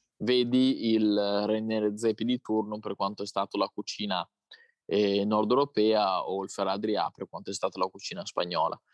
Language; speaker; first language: Italian; native; Italian